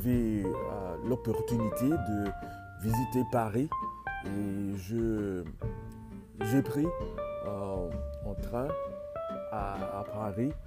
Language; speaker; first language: French; non-native, learner; English